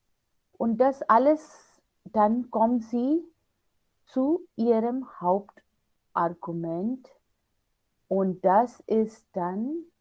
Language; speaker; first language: German; non-native, fluent; Hindi